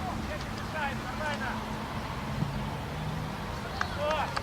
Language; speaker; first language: Russian; native; Russian